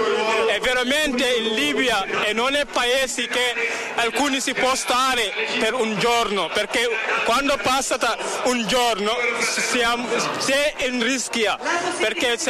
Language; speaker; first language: Italian; non-native, learner; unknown